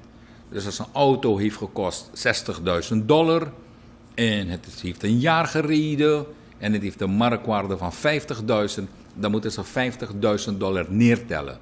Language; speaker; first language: Dutch; native; Dutch